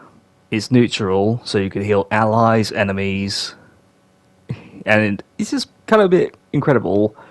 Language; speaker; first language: English; native; English